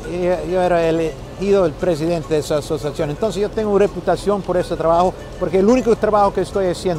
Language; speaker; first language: Spanish; non-native, fluent; English